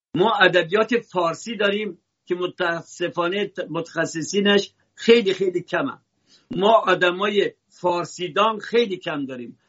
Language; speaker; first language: Persian; native; Persian